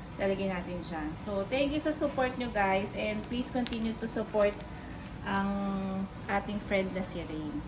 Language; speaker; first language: Filipino; native; Filipino